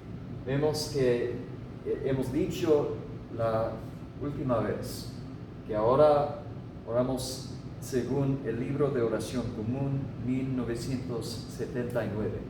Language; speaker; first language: Spanish; non-native, fluent; English